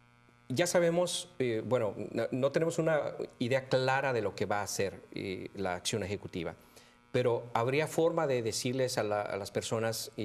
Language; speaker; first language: Spanish; native; Spanish